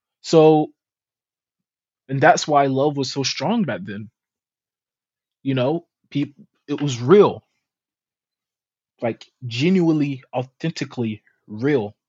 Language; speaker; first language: English; native; English